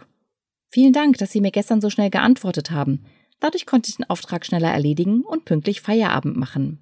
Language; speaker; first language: German; native; German